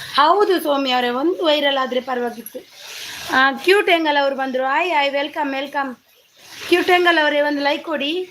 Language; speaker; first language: Kannada; non-native, local second language; Tulu